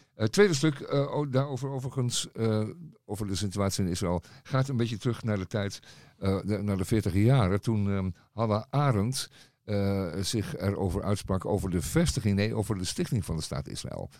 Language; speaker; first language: Dutch; native; Dutch